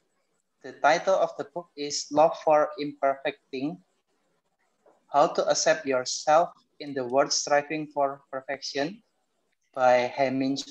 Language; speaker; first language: English; non-native, learner; Indonesian